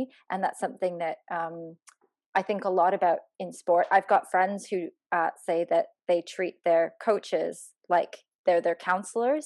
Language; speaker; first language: English; native; English